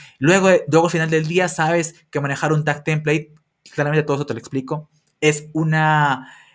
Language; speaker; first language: Spanish; native; Spanish